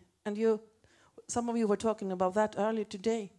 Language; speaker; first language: English; non-native, fluent; Swedish